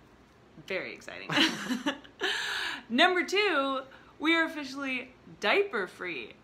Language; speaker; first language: English; native; English